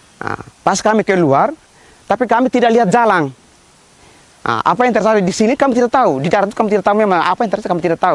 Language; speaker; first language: Indonesian; non-native, local second language; Tetum